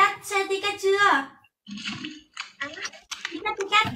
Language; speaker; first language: Vietnamese; non-native, learner; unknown